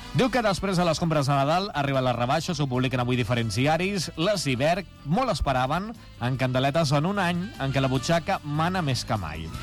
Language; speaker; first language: Catalan; native; Catalan